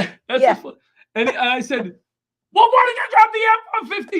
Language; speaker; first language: English; native; English